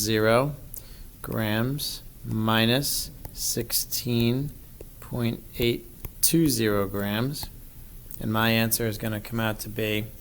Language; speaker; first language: English; native; English